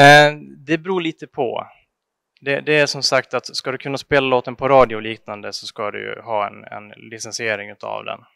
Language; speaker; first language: Swedish; native; Swedish